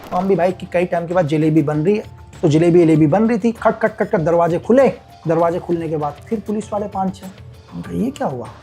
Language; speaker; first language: Hindi; native; Hindi